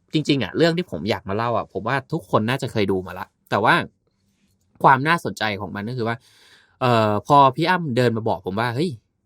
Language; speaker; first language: Thai; native; Thai